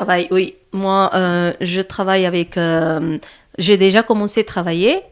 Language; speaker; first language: French; non-native, learner; Malayalam